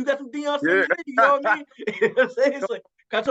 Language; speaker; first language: English; native; English